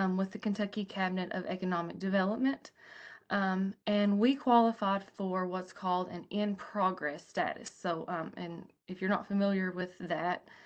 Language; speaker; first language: English; native; English